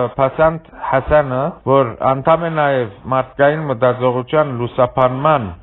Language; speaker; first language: Armenian; early bilingual, heritage; Armenian